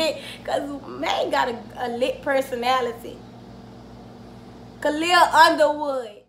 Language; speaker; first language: English; native; English